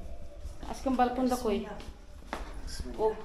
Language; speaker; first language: Turkish; non-native, learner; Filipino